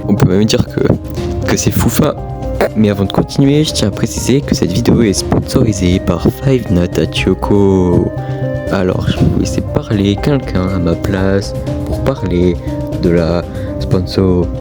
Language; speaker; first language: French; native; French